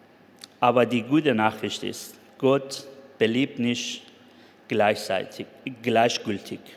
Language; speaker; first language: German; non-native, fluent; Persian